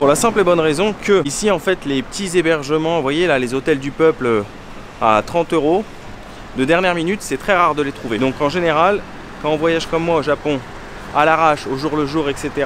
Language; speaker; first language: French; native; French